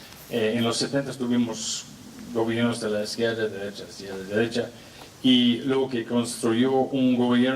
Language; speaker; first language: Spanish; non-native, fluent; English